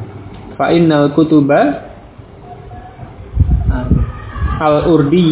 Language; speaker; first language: Arabic; non-native, fluent; Indonesian